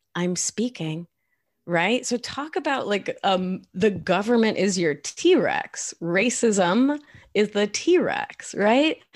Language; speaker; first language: English; non-native, fluent; Spanish